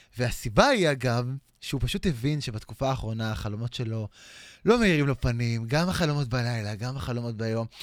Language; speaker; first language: Hebrew; native; Hebrew